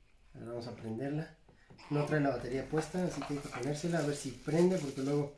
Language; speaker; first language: Spanish; native; Spanish